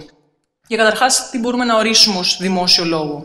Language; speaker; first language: Greek; native; Greek